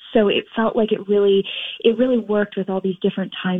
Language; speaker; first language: English; native; English